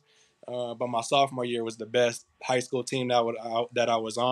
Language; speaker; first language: English; native; English